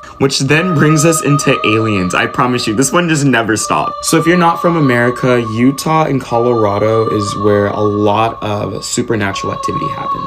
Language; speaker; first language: English; native; English